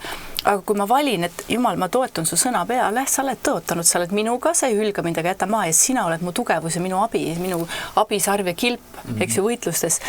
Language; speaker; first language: Estonian; native; Estonian